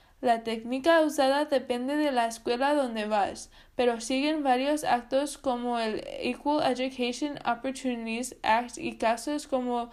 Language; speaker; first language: Spanish; non-native, fluent; English